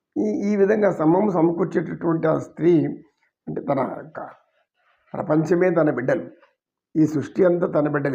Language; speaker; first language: Telugu; native; Telugu